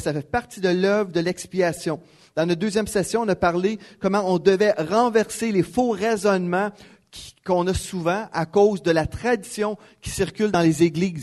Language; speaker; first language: French; native; French